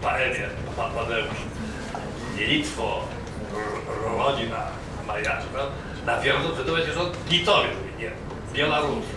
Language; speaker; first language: Russian; non-native, fluent; Polish